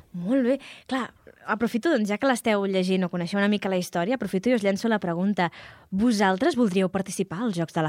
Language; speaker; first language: Catalan; native; Catalan